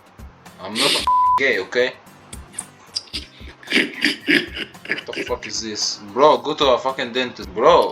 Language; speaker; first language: English; non-native, learner; Arabic